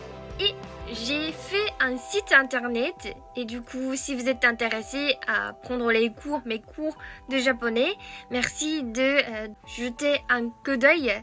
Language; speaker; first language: French; non-native, fluent; Japanese